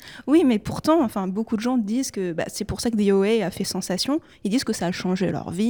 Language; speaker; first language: French; native; French